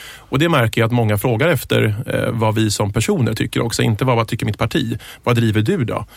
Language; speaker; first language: Swedish; native; Swedish